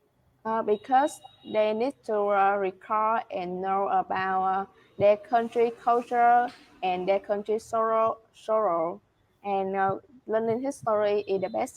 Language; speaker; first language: English; non-native, learner; Vietnamese